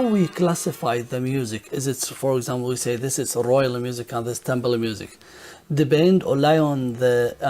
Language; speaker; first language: English; non-native, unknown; Arabic